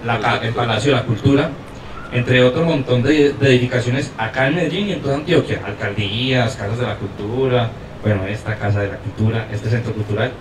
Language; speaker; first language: Spanish; native; Spanish